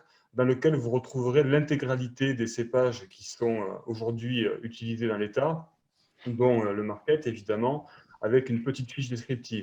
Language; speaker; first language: French; native; French